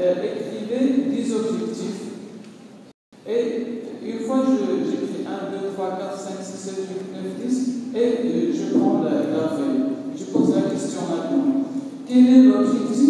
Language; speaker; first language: French; non-native, local second language; Arabic